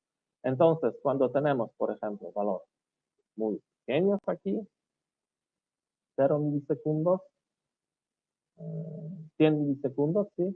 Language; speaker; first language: Spanish; non-native, learner; Polish